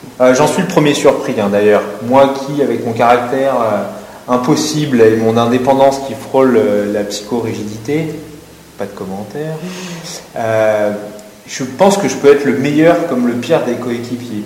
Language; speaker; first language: French; native; French